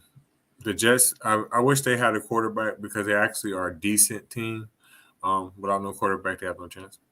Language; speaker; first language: English; native; English